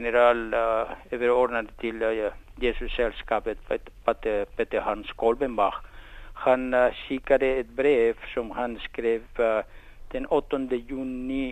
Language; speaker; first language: Swedish; non-native, fluent; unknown